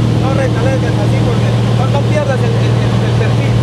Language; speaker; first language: Spanish; native; Spanish